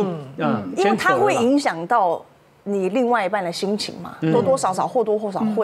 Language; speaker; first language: Chinese; native; Chinese